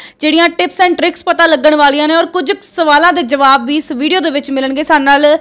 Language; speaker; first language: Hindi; non-native, local second language; Punjabi